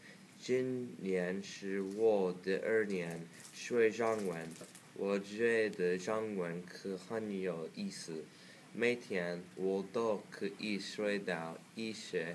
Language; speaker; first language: Chinese; non-native, learner; English